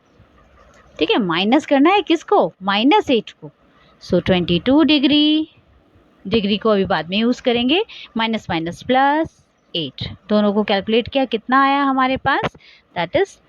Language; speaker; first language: Hindi; native; Hindi